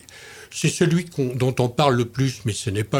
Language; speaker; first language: French; native; French